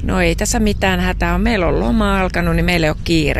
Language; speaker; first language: Finnish; native; Finnish